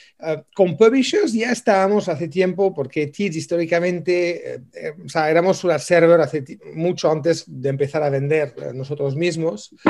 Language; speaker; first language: Spanish; non-native, fluent; French